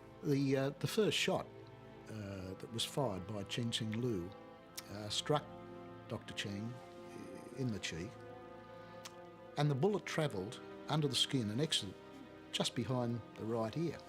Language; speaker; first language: English; native; English